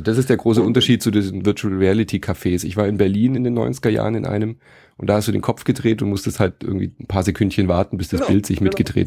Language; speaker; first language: German; native; German